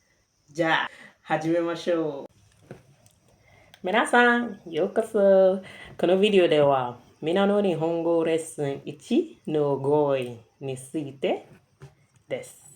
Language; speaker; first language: Japanese; non-native, learner; English